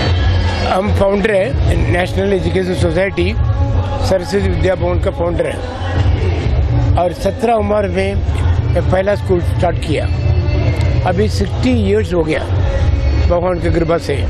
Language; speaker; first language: Hindi; non-native, local second language; Tamil